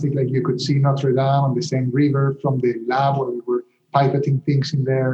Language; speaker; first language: English; non-native, fluent; Spanish